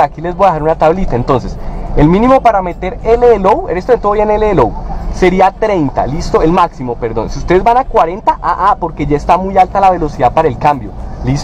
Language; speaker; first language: Spanish; native; Spanish